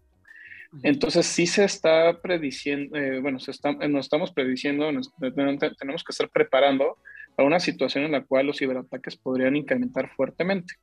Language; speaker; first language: Spanish; native; Spanish